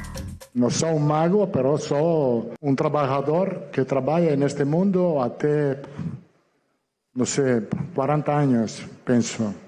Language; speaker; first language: Portuguese; non-native, fluent; Italian